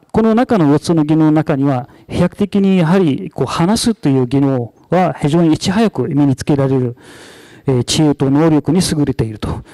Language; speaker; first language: Japanese; non-native, fluent; Arabic